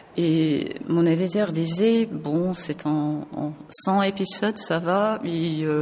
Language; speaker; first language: French; non-native, fluent; English